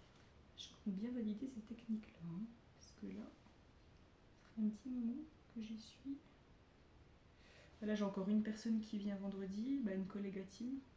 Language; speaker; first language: French; native; French